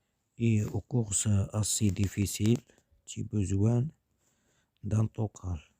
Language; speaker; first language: French; non-native, learner; Arabic